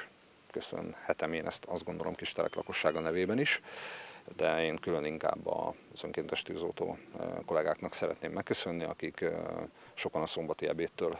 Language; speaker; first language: Hungarian; native; Hungarian